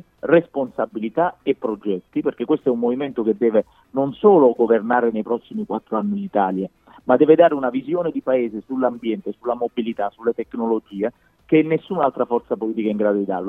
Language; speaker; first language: Italian; native; Italian